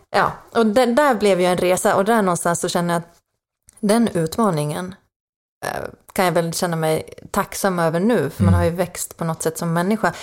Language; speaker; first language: Swedish; native; Swedish